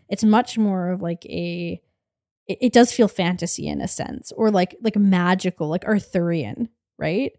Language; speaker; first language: English; native; English